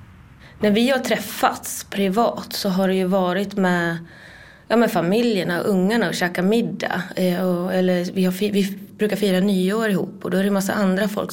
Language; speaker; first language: Swedish; native; Swedish